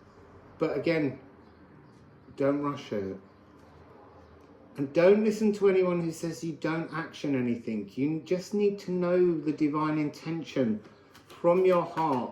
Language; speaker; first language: English; native; English